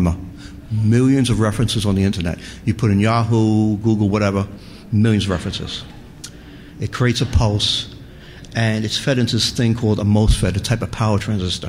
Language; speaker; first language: English; native; English